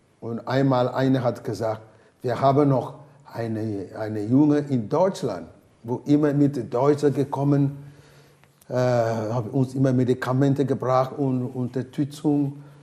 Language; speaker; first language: German; non-native, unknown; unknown